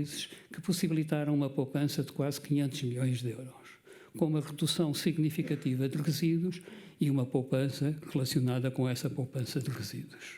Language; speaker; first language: Portuguese; native; Portuguese